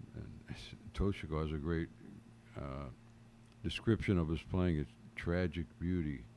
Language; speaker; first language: English; native; English